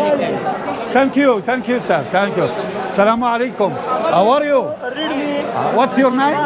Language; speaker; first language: English; non-native, learner; Arabic